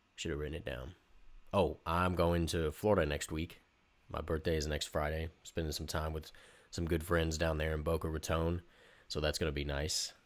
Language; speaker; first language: English; native; English